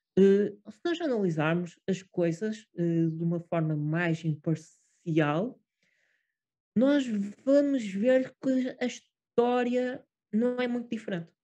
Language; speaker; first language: Portuguese; native; Portuguese